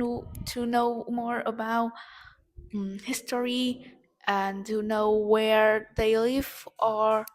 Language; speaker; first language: English; non-native, learner; Vietnamese